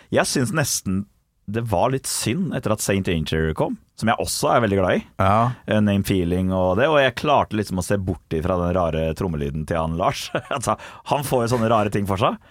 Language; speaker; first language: Norwegian; native; Norwegian